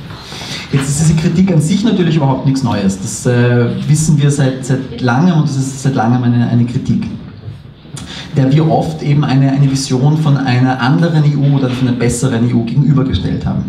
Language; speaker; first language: German; native; German